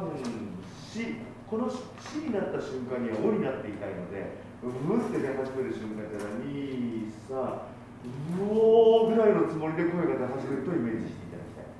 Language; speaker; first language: Japanese; native; Japanese